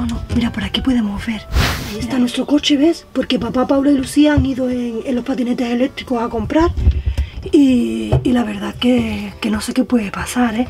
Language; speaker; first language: Spanish; native; Spanish